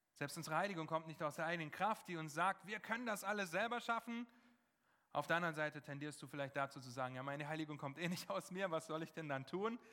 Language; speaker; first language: German; non-native, fluent; English